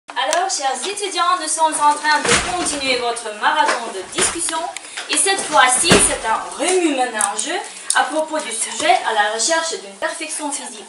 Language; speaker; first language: French; non-native, fluent; Ukrainian